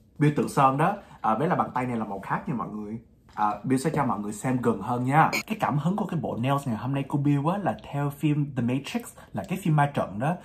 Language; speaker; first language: Vietnamese; early bilingual, heritage; Vietnamese